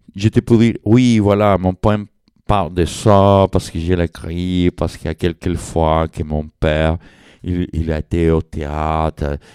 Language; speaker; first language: French; non-native, fluent; Spanish